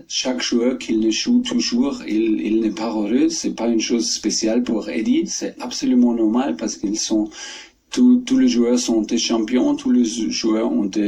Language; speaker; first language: French; non-native, fluent; German